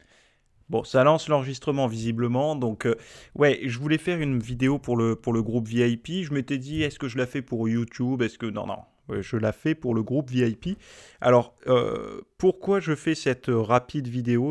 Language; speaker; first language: French; native; French